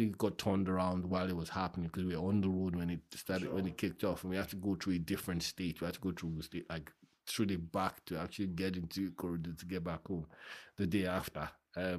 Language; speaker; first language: English; non-native, local second language; Yoruba